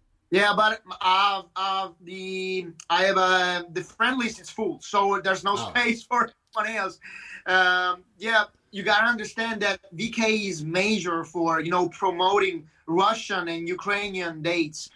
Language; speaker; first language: English; non-native, fluent; Italian